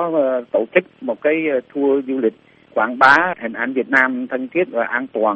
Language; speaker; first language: Vietnamese; early bilingual, heritage; Vietnamese